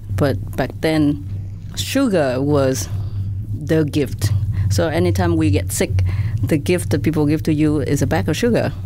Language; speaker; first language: English; non-native, fluent; Vietnamese